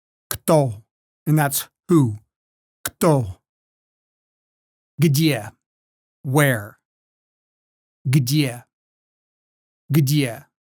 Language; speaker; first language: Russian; non-native, learner; English